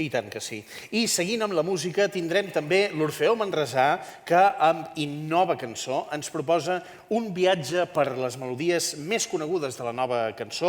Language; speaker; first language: Catalan; native; Catalan